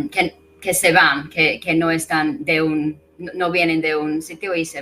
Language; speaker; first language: Spanish; non-native, fluent; English